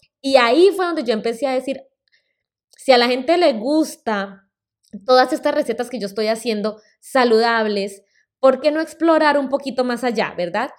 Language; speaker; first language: Spanish; native; Spanish